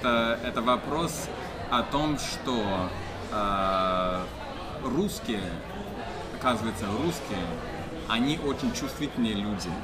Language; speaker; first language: Russian; non-native, fluent; English